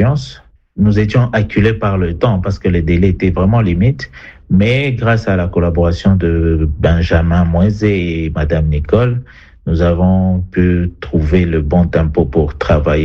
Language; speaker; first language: French; non-native, local second language; Swahili